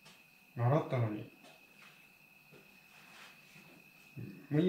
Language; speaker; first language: Japanese; native; Japanese